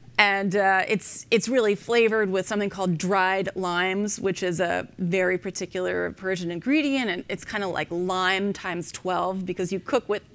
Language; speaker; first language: English; native; English